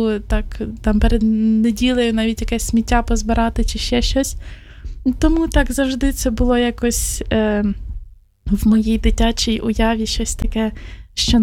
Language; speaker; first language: Ukrainian; native; Ukrainian